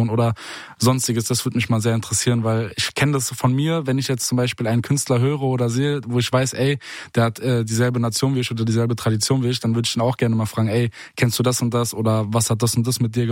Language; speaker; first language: German; native; German